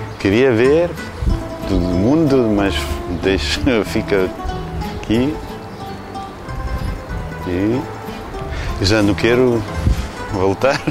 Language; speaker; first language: Portuguese; non-native, learner; Russian